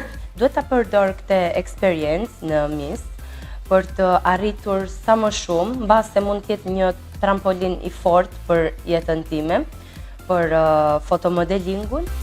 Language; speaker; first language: Albanian; early bilingual, heritage; Albanian